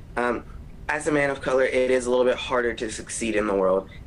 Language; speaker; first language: English; native; English